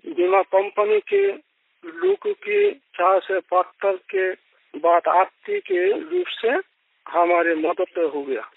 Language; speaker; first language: Hindi; non-native, local second language; Bangla